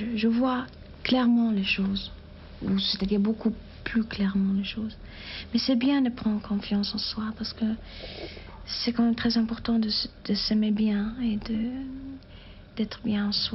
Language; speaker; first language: French; non-native, fluent; German